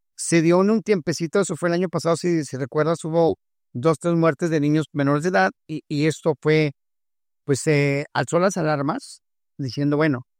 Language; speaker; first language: Spanish; native; Spanish